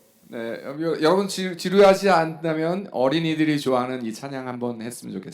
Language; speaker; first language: Korean; native; Korean